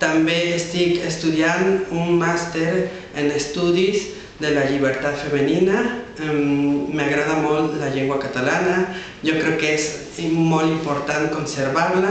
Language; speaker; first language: Catalan; non-native, learner; Spanish